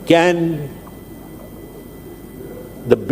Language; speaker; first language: English; non-native, local second language; Urdu